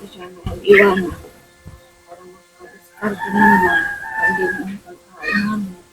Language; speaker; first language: Filipino; native; Filipino